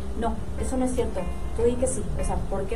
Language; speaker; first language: Spanish; native; Spanish